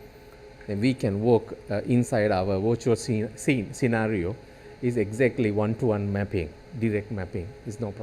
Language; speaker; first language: English; non-native, learner; Chinese